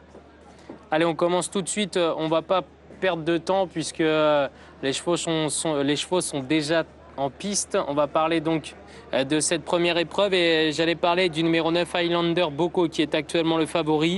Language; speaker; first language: French; native; French